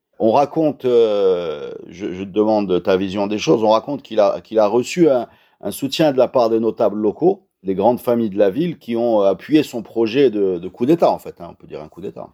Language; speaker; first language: French; non-native, local second language; Arabic